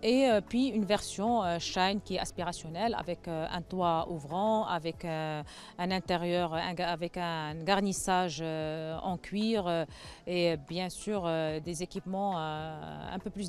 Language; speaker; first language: French; non-native, local second language; Arabic